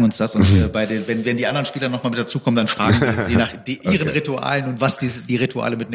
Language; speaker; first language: German; native; German